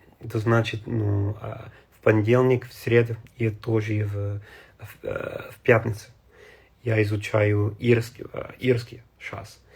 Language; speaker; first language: Russian; non-native, learner; English